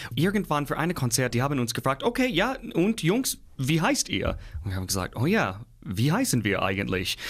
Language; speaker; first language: German; non-native, fluent; English